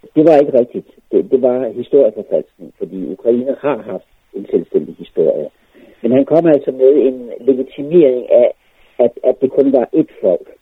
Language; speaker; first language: Danish; native; Danish